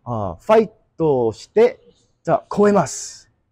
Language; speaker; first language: Japanese; non-native, learner; English